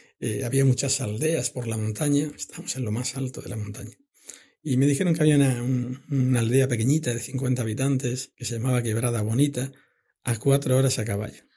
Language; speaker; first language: Spanish; native; Spanish